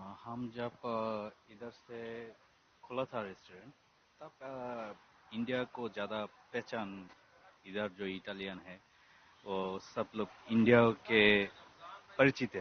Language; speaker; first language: Hindi; non-native, learner; Bangla